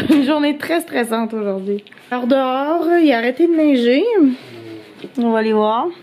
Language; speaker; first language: French; native; French